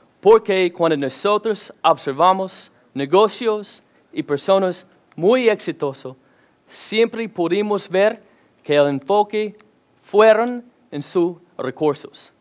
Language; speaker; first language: Spanish; non-native, learner; English